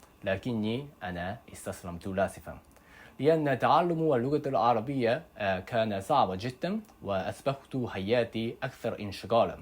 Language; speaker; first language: Arabic; non-native, learner; Japanese